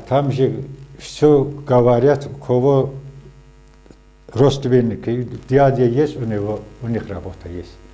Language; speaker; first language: Russian; non-native, local second language; Azerbaijani